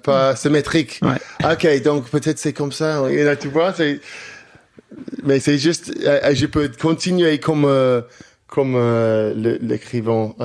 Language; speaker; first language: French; non-native, learner; English